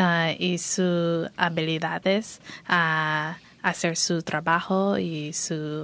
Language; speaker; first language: Spanish; non-native, learner; English